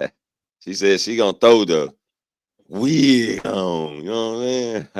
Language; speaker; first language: English; native; English